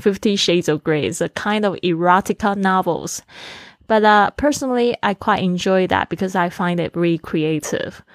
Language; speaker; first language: English; non-native, fluent; Chinese